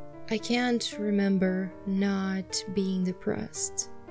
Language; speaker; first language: English; non-native, fluent; Portuguese